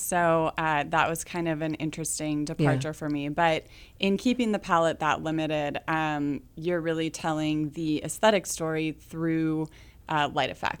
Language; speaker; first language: English; native; English